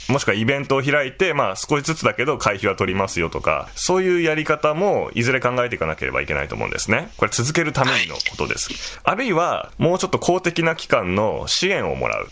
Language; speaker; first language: Japanese; native; Japanese